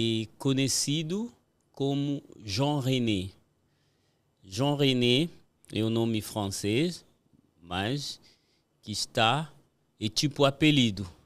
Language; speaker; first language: Portuguese; non-native, fluent; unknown